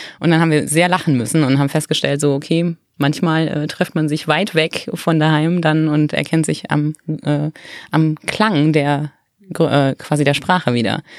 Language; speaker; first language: German; native; German